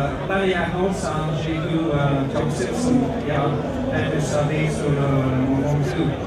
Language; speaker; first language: French; non-native, learner; English